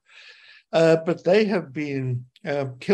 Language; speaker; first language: English; native; English